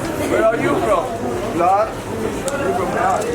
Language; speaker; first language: English; non-native, learner; Persian